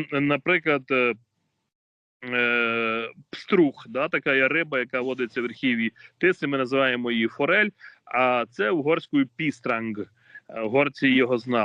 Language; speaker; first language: Ukrainian; native; Ukrainian